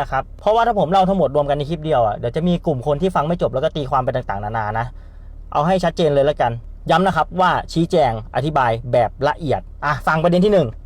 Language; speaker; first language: Thai; native; Thai